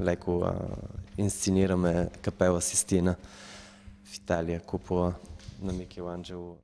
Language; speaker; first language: Bulgarian; native; Bulgarian